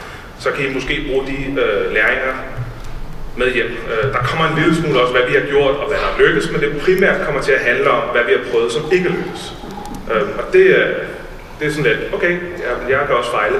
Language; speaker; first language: Danish; native; Danish